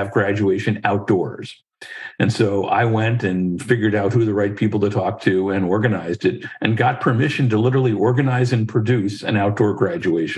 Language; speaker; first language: English; native; English